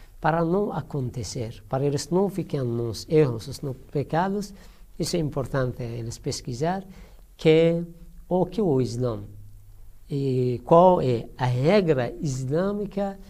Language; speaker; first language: Portuguese; non-native, learner; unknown